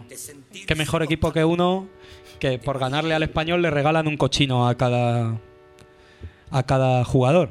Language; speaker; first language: Spanish; native; Spanish